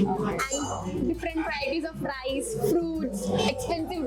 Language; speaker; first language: Telugu; non-native, learner; Hindi